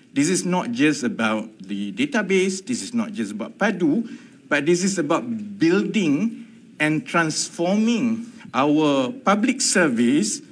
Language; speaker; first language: English; non-native, local second language; Malay